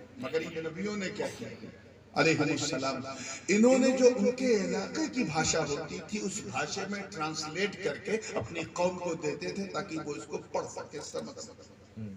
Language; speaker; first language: Urdu; native; Urdu